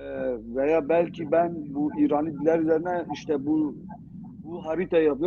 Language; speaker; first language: Turkish; non-native, local second language; Zaza